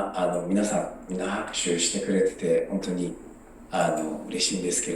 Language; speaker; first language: Japanese; non-native, fluent; Korean